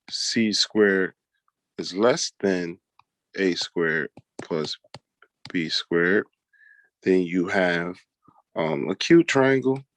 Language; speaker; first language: English; native; English